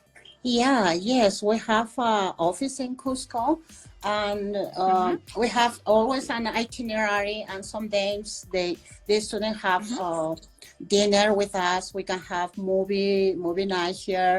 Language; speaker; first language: English; non-native, fluent; Spanish